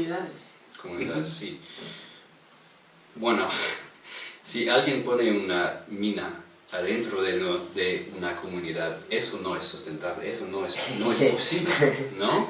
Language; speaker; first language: Spanish; non-native, fluent; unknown